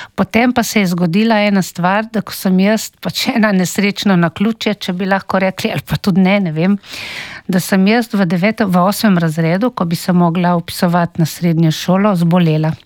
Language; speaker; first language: Slovenian; native; Slovenian